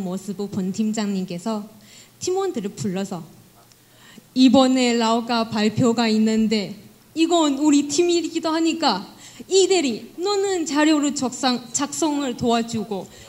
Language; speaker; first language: Korean; non-native, fluent; Chinese